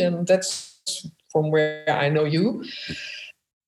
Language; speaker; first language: English; non-native, fluent; German